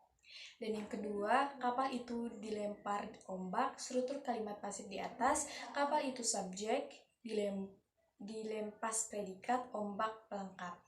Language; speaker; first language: Indonesian; native; Indonesian